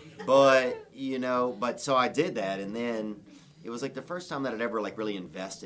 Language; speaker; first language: English; native; English